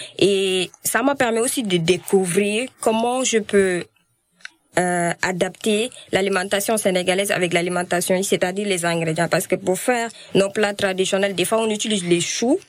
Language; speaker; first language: French; non-native, local second language; Wolof